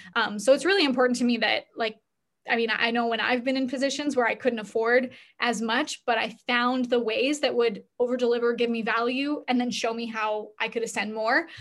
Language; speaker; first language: English; native; English